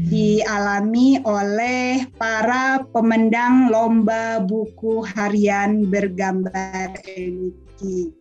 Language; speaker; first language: Indonesian; native; Indonesian